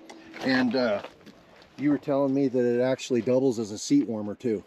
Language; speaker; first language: English; native; English